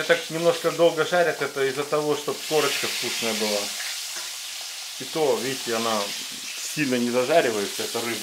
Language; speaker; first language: Russian; native; Russian